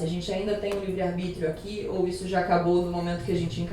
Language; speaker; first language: Portuguese; native; Portuguese